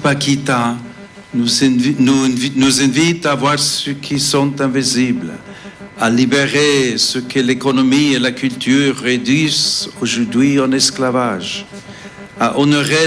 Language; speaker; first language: French; non-native, fluent; English